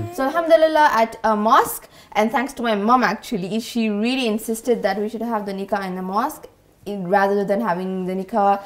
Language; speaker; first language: English; native; English